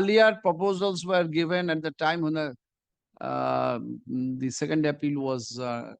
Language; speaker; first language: English; non-native, local second language; Bangla